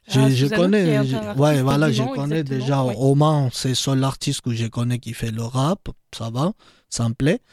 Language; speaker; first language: French; non-native, fluent; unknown